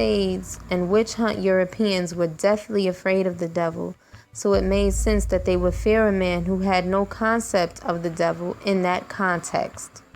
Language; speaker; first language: English; native; English